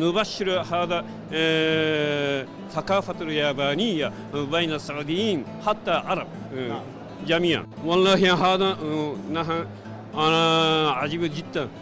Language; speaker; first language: Arabic; non-native, learner; Japanese